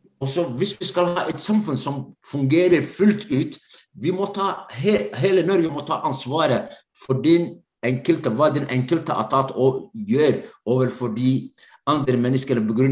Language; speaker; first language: Norwegian; non-native, fluent; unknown